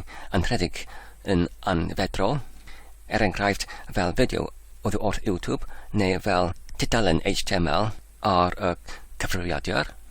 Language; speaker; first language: Welsh; non-native, learner; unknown